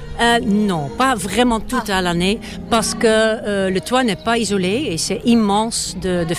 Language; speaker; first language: French; non-native, fluent; Dutch